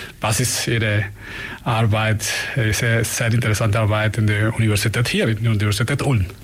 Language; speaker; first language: German; non-native, learner; Spanish